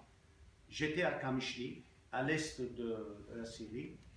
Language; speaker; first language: French; non-native, fluent; Armenian